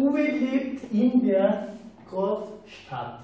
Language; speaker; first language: German; non-native, fluent; Turkish